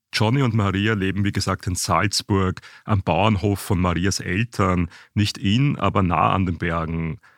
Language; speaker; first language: German; native; German